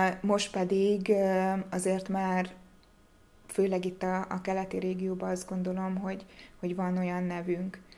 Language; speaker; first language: Hungarian; native; Hungarian